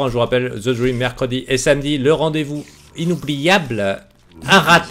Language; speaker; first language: French; native; French